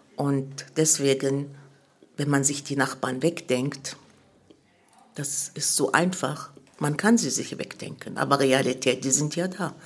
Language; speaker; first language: German; early bilingual, other home language; Arabic